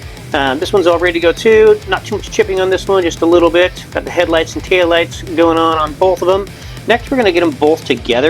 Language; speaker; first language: English; native; English